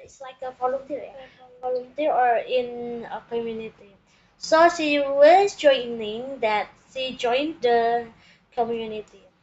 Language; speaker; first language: English; non-native, learner; Indonesian